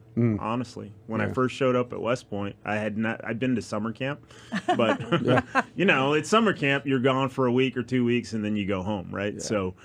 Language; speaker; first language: English; native; English